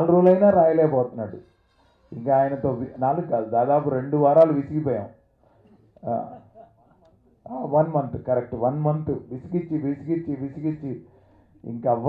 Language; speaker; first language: Telugu; native; Telugu